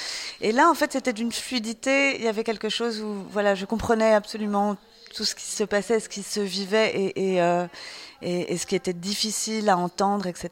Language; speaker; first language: French; native; French